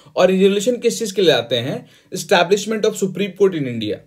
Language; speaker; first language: Hindi; native; Hindi